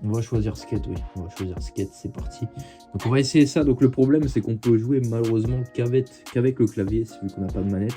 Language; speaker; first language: French; native; French